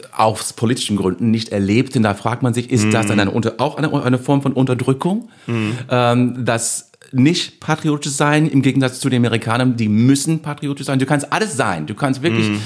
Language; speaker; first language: German; non-native, fluent; English